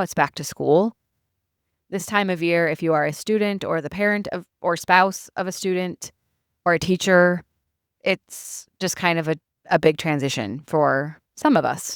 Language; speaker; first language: English; native; English